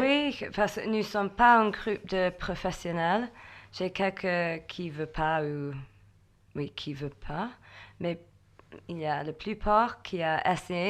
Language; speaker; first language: French; non-native, fluent; English